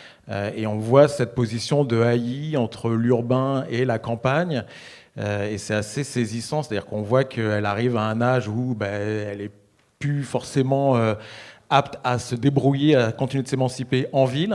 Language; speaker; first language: French; native; French